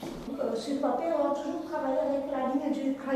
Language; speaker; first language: French; non-native, fluent; Portuguese